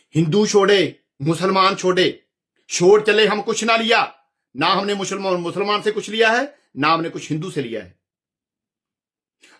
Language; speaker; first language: Hindi; non-native, local second language; Punjabi